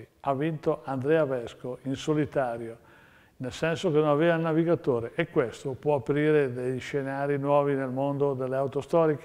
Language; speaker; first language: Italian; native; Italian